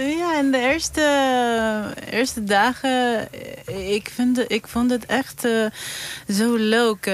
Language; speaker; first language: Dutch; non-native, learner; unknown